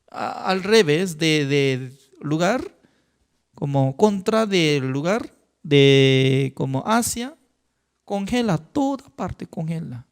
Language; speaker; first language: Spanish; non-native, fluent; Korean